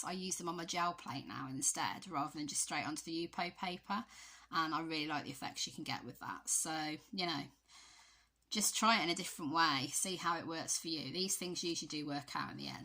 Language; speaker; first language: English; native; English